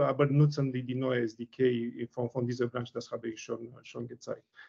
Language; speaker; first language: German; non-native, learner; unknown